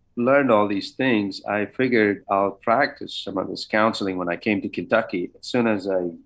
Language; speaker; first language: English; non-native, local second language; Kannada